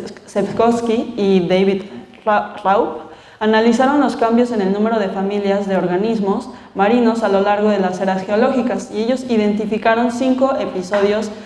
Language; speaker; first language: Spanish; native; Spanish